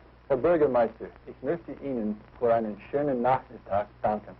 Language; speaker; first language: German; non-native, learner; English